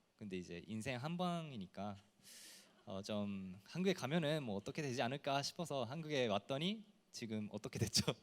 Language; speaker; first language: Korean; non-native, fluent; Japanese